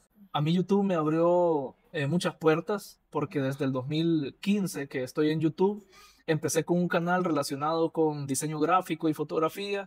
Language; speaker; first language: Spanish; native; Spanish